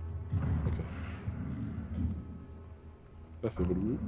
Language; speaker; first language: French; native; French